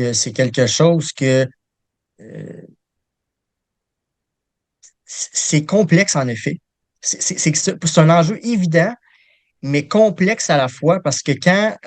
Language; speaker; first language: French; native; French